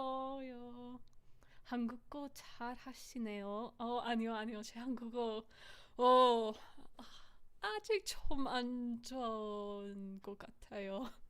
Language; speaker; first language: Korean; non-native, learner; English